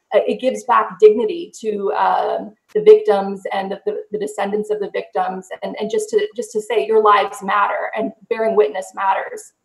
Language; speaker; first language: English; native; English